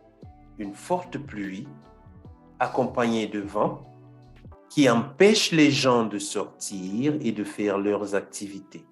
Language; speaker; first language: French; non-native, fluent; Portuguese